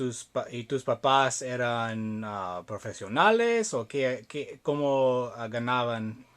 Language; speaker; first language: Spanish; non-native, fluent; English